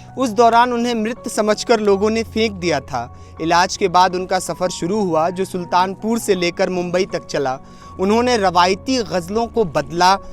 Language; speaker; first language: Hindi; native; Hindi